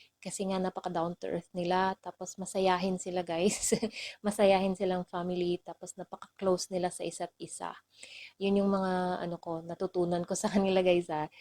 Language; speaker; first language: Filipino; non-native, local second language; Cebuano